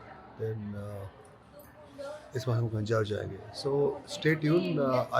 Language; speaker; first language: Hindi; non-native, local second language; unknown